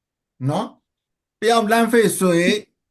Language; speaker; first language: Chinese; non-native, fluent; Burmese